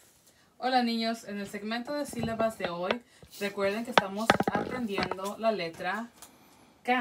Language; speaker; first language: Spanish; early bilingual, heritage; Spanish